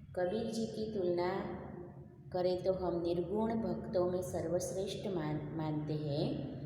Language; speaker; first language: Hindi; non-native, local second language; Gujarati